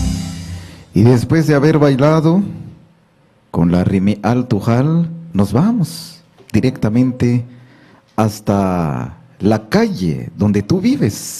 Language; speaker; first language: Spanish; native; Spanish